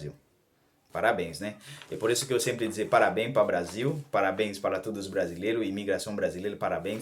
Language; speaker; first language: Portuguese; non-native, learner; Haitian Creole